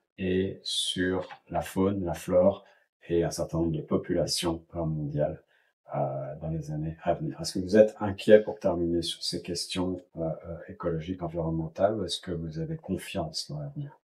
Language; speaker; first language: French; native; French